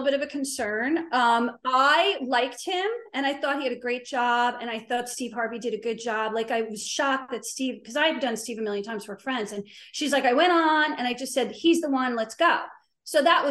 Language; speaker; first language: English; native; English